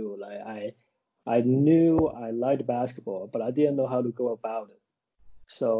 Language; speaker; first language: English; non-native, local second language; Cantonese